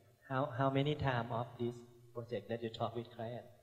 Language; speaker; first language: English; non-native, learner; Thai